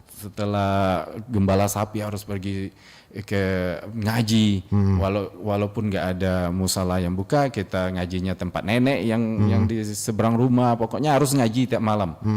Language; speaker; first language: Indonesian; non-native, local second language; Minangkabau